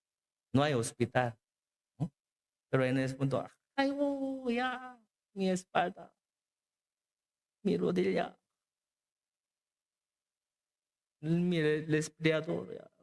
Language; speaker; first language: Spanish; non-native, learner; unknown